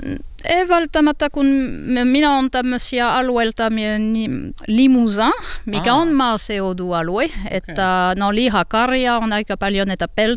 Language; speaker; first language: Finnish; non-native, learner; French